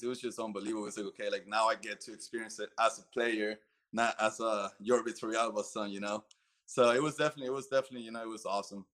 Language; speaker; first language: English; early bilingual, other home language; Spanish